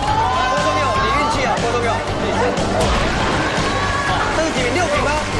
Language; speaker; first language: Chinese; native; Chinese